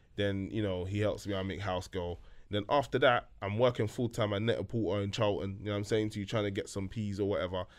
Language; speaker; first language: English; non-native, local second language; French